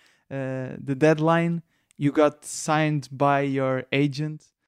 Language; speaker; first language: English; non-native, fluent; Portuguese